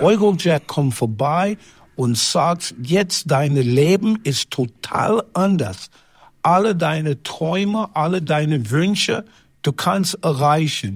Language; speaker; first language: German; non-native, learner; English